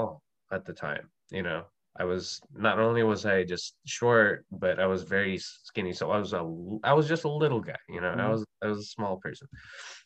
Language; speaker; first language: English; non-native, local second language; Filipino